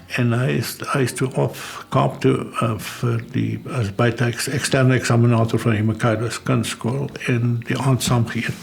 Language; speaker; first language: Afrikaans; early bilingual, other home language; German